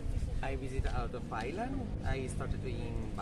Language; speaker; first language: English; non-native, learner; Spanish